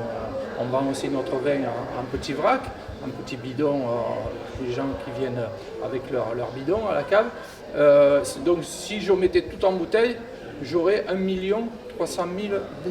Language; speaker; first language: French; native; French